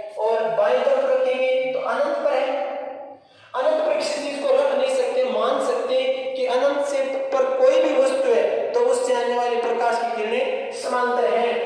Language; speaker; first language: Hindi; native; Hindi